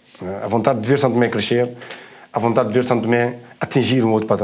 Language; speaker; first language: Portuguese; native; Portuguese